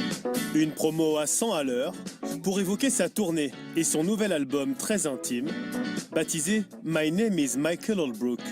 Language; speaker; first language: French; native; French